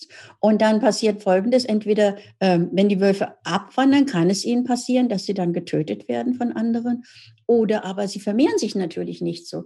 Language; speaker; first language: German; native; German